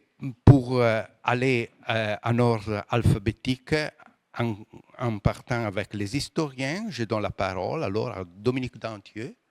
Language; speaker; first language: French; non-native, fluent; Italian